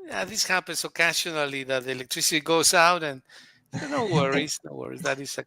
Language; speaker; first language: English; non-native, fluent; Spanish